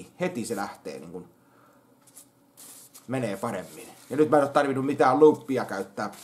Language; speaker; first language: Finnish; native; Finnish